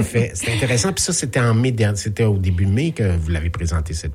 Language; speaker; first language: French; native; French